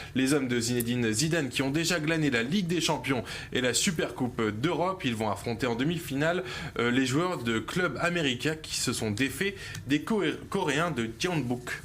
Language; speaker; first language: French; native; French